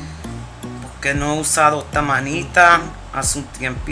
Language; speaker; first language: Spanish; early bilingual, heritage; Spanish